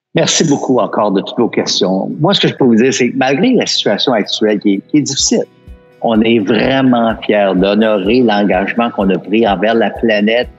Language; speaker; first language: French; native; French